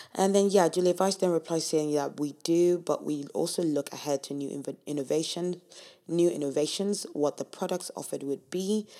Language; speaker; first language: English; non-native, local second language; Yoruba